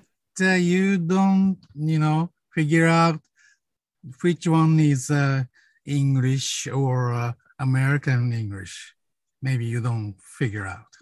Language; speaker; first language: English; non-native, learner; Japanese